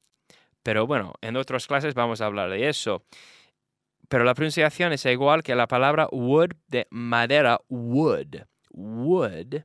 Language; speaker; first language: Spanish; non-native, fluent; English